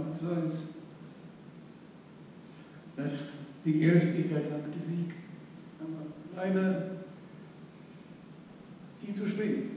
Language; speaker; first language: German; non-native, fluent; Polish